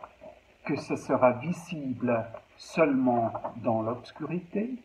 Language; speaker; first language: French; non-native, local second language; German